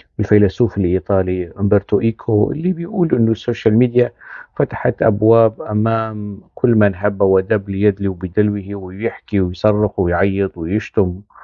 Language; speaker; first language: Arabic; non-native, local second language; Kurdish